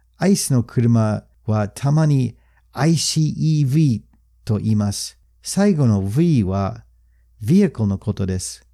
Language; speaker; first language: Japanese; non-native, fluent; English